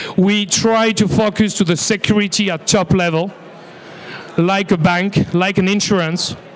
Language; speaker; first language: English; non-native, fluent; French